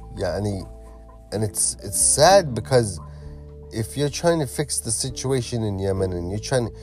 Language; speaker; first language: English; early bilingual, other home language; Arabic